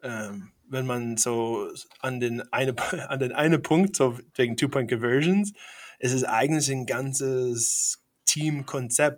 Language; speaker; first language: German; non-native, fluent; English